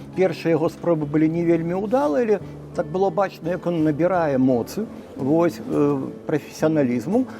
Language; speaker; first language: Belarusian; non-native, local second language; Russian